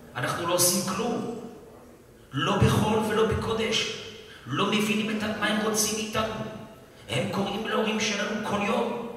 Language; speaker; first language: Hebrew; non-native, fluent; French